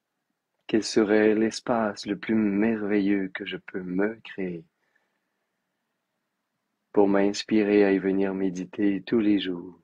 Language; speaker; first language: French; native; French